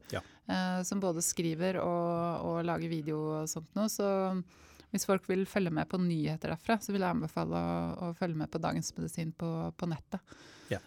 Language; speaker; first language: Norwegian; native; Norwegian